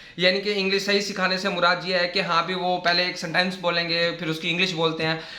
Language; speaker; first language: Urdu; non-native, local second language; Saraiki